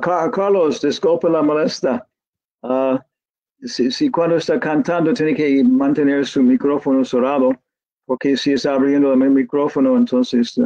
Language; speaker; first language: Spanish; non-native, learner; English